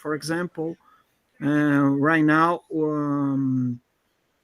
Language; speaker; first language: English; non-native, fluent; Portuguese